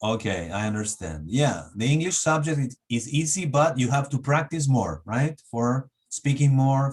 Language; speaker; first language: English; non-native, fluent; Spanish